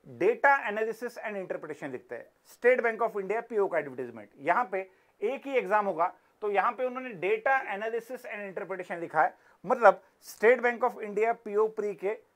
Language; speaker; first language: Hindi; non-native, local second language; Marathi